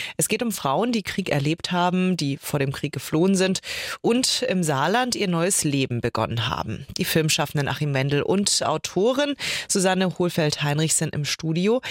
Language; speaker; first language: German; native; German